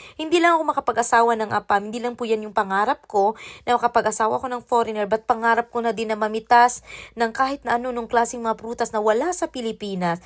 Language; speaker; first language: Filipino; non-native, local second language; Cebuano